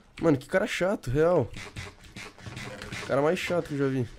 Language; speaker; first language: Portuguese; native; Portuguese